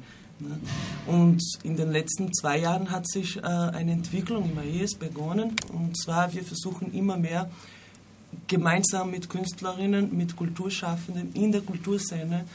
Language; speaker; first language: German; non-native, fluent; Portuguese